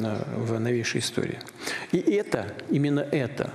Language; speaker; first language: Russian; native; Russian